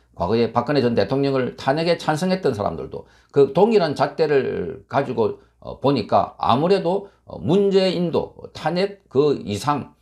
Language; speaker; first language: Korean; native; Korean